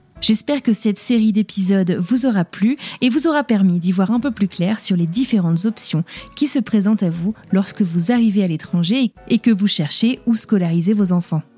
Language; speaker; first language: French; native; French